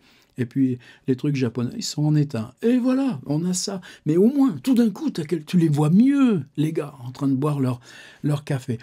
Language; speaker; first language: French; native; French